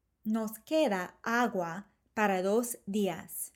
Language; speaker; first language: Spanish; non-native, fluent; English